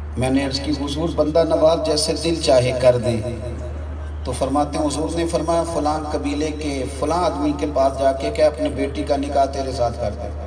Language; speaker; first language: Urdu; non-native, local second language; Punjabi